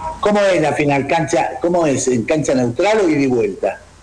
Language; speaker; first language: Spanish; native; Spanish